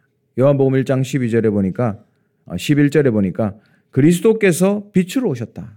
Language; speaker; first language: Korean; native; Korean